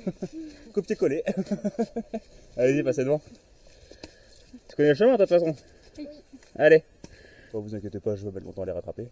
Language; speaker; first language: French; native; French